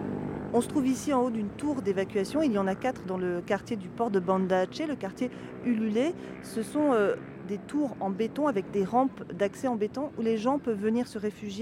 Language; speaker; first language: French; native; French